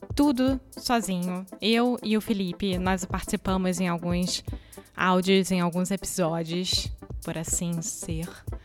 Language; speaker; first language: Portuguese; native; Portuguese